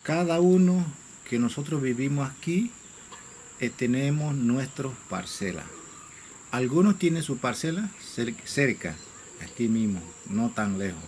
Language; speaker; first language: Spanish; non-native, local second language; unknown